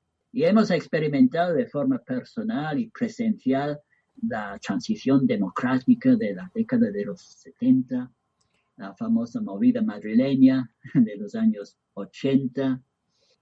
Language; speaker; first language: Spanish; non-native, fluent; English